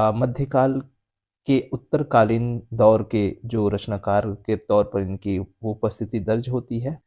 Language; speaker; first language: Hindi; native; Hindi